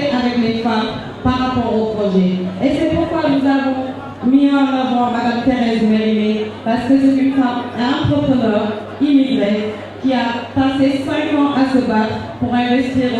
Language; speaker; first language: French; non-native, local second language; Jola-Fonyi